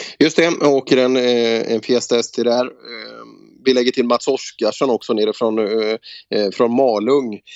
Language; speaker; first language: Swedish; native; Swedish